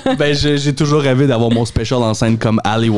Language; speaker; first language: French; native; French